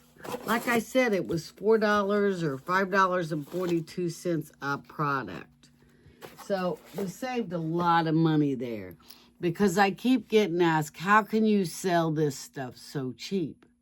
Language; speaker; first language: English; native; English